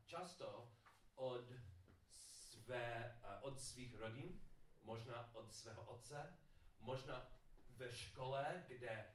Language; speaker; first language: Czech; non-native, learner; English